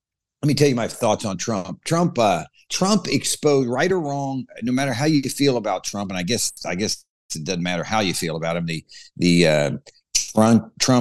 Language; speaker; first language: English; native; English